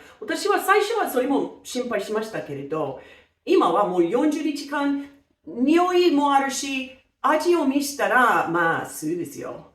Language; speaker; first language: Japanese; non-native, fluent; English